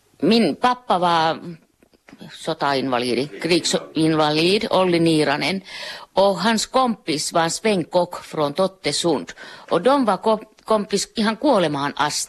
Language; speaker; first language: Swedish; non-native, local second language; Finnish